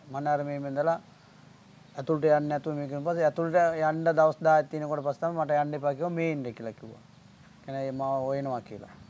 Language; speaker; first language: Sinhala; non-native, local second language; Tamil